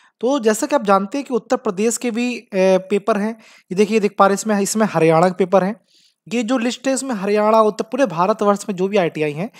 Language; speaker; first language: Hindi; native; Hindi